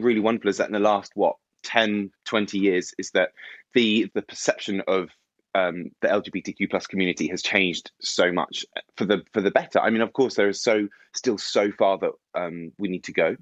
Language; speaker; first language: English; native; English